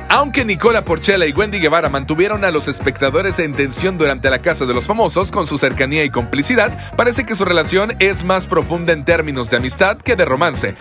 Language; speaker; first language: Spanish; native; Spanish